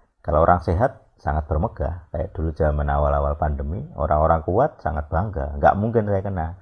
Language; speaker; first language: Indonesian; native; Indonesian